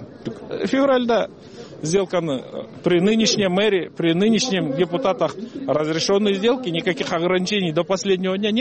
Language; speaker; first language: Russian; non-native, local second language; Kyrgyz